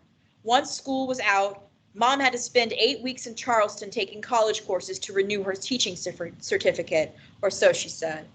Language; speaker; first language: English; native; English